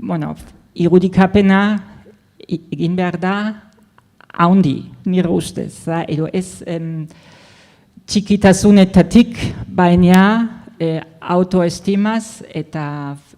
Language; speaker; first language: Basque; non-native, fluent; German